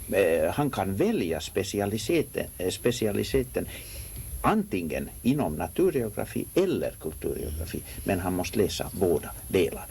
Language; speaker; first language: Swedish; non-native, local second language; Finnish